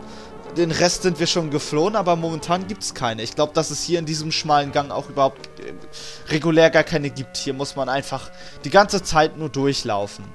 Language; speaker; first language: German; native; German